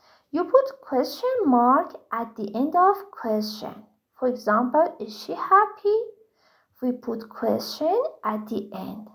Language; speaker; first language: English; non-native, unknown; Persian